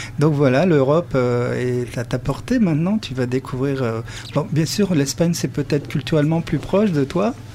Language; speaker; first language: French; native; French